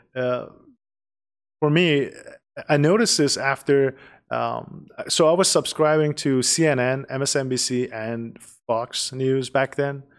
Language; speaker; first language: English; non-native, fluent; Persian